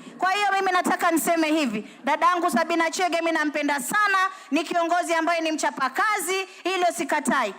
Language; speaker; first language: Swahili; native; Swahili